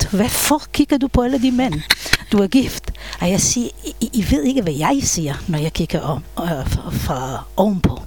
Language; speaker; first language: Danish; non-native, fluent; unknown